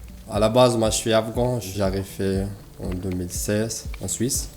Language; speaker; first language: French; non-native, learner; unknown